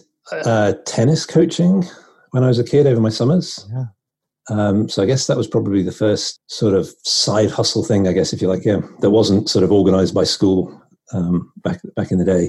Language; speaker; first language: English; native; English